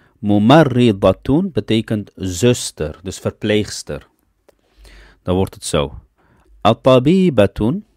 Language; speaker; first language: Dutch; early bilingual, other home language; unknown